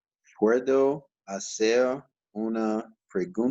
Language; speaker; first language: Spanish; non-native, learner; English